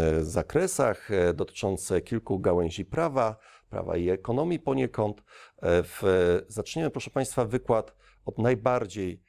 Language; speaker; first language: Polish; native; Polish